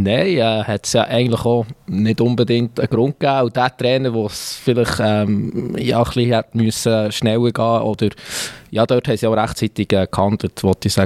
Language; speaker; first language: German; native; German